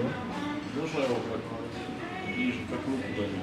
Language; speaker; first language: Russian; native; Russian